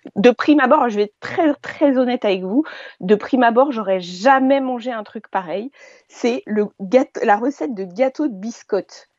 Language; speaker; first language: French; native; French